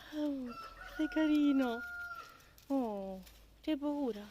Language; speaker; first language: Italian; native; Italian